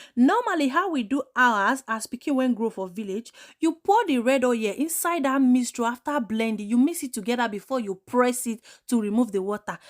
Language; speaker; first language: Nigerian Pidgin; non-native, local second language; Igbo